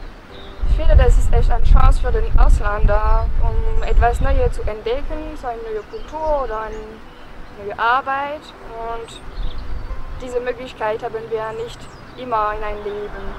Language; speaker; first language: German; non-native, fluent; French